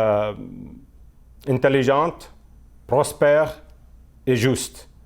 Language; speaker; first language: French; non-native, fluent; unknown